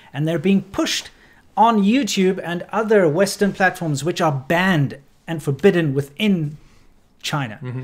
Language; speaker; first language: English; native; English